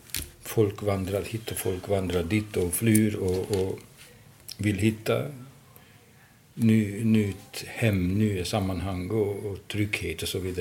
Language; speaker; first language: Swedish; non-native, fluent; Hungarian